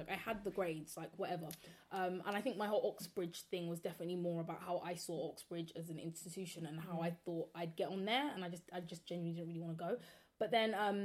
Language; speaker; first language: English; native; English